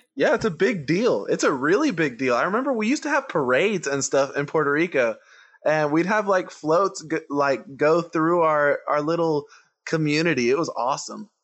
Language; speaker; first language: English; non-native, fluent; Spanish